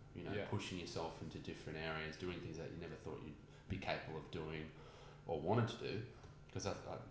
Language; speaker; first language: English; native; English